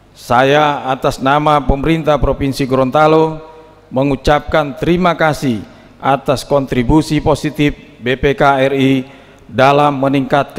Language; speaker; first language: Indonesian; native; Indonesian